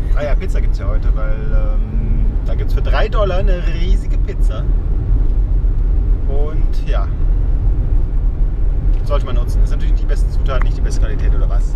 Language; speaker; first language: German; native; German